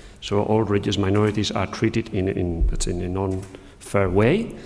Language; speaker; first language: English; non-native, fluent; Spanish